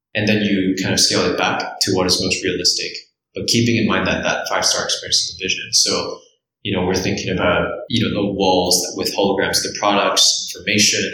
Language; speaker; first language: English; early bilingual, other home language; Korean